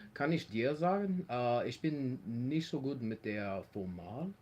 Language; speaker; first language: German; non-native, learner; English